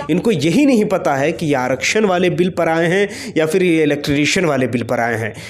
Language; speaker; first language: Hindi; native; Hindi